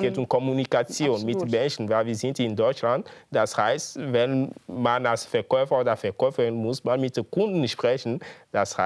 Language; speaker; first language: German; non-native, fluent; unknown